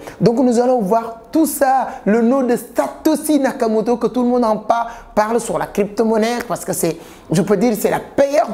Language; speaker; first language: French; non-native, local second language; Wolof